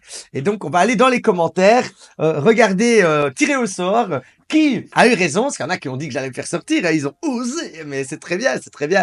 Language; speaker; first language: French; native; French